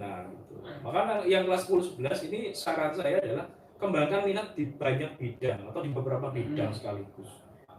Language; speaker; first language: Indonesian; native; Indonesian